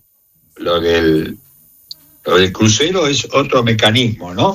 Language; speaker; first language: Spanish; native; Spanish